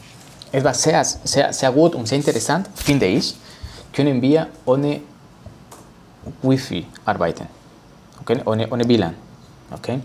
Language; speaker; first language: German; non-native, learner; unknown